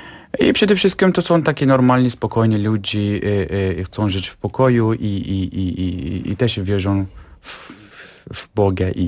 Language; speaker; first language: Polish; non-native, fluent; Kurdish